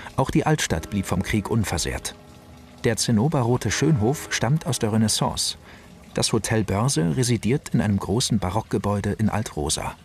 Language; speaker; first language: German; native; German